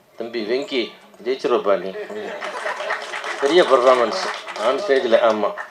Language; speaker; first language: Tamil; native; Tamil